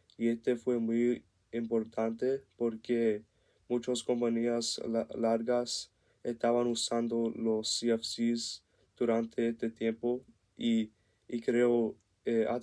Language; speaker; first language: Spanish; non-native, learner; English